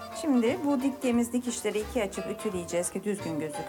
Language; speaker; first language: Turkish; native; Turkish